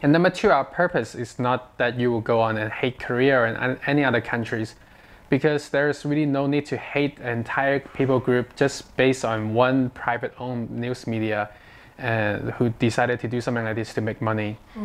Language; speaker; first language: English; non-native, fluent; Chinese